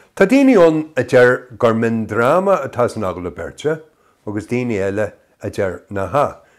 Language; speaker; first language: Irish; native; Irish